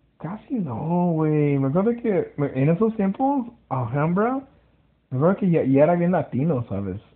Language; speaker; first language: Spanish; early bilingual, heritage; Spanish